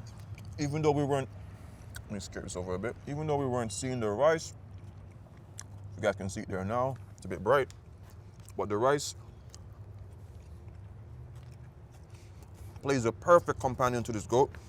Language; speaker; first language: English; native; English